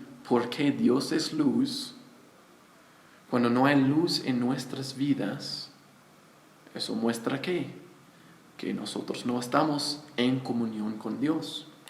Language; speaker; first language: Spanish; non-native, fluent; English